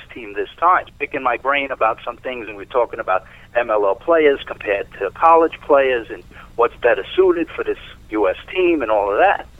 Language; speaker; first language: English; native; English